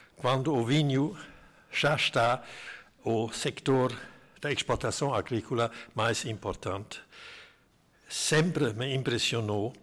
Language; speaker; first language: Portuguese; non-native, fluent; German